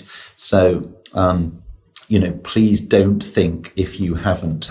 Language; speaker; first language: English; native; English